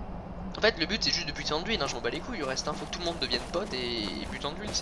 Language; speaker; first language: French; native; French